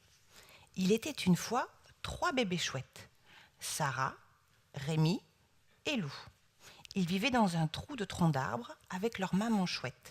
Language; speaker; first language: French; native; French